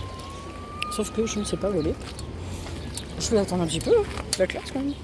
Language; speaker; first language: French; native; French